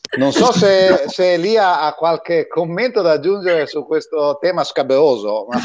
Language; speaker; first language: Italian; native; Italian